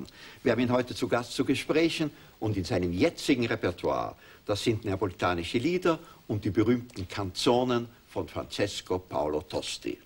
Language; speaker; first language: German; native; German